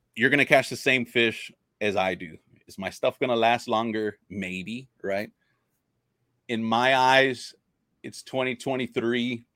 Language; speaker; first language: English; native; English